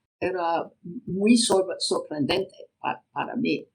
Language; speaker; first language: Spanish; non-native, learner; English